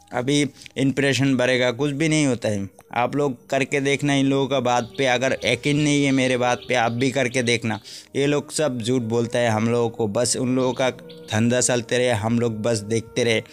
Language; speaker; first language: Hindi; non-native, local second language; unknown